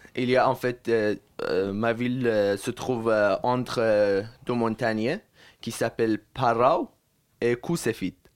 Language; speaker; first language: French; non-native, learner; Persian